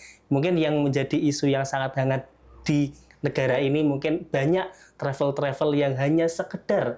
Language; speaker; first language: Indonesian; native; Indonesian